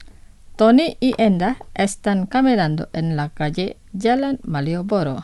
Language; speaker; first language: Spanish; non-native, fluent; Indonesian